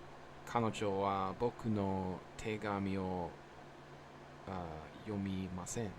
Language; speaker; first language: Japanese; non-native, learner; English